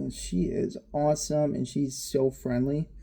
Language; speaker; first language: English; native; English